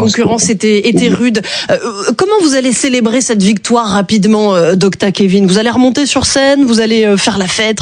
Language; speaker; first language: French; native; French